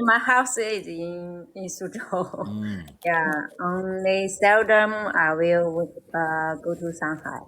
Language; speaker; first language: English; non-native, learner; Chinese